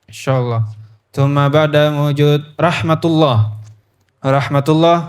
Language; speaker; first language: Arabic; non-native, learner; Indonesian